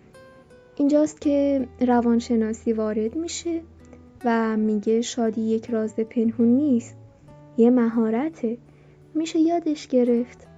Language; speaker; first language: Persian; native; Persian